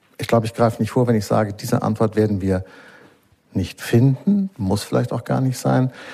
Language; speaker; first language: German; native; German